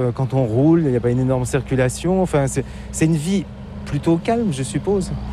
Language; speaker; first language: French; native; French